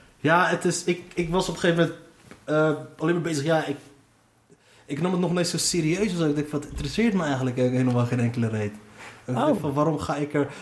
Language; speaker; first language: Dutch; early bilingual, other home language; Riffian